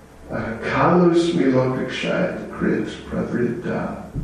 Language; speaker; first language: Russian; non-native, learner; English